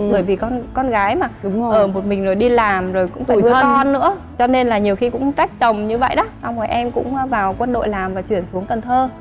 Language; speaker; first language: Vietnamese; native; Vietnamese